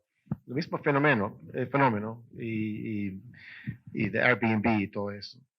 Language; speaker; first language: Spanish; non-native, fluent; Swedish